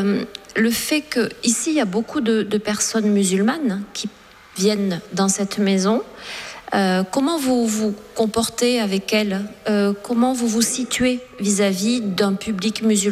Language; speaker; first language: French; native; French